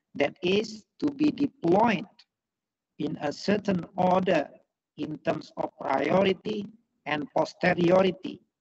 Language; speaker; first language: English; non-native, fluent; Indonesian